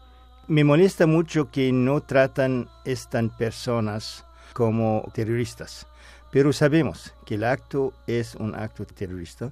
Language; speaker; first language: Spanish; non-native, fluent; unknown